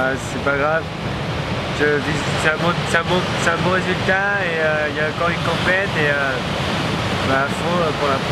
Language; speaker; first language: French; early bilingual, heritage; French